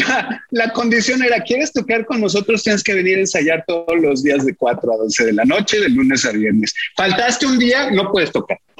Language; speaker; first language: Spanish; native; Spanish